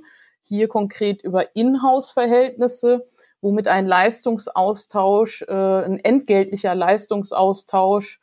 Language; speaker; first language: German; native; German